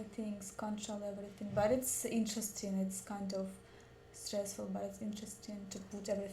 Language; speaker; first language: English; non-native, learner; Russian